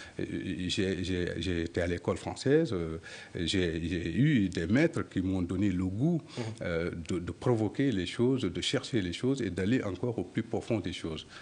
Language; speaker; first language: French; non-native, local second language; Soninke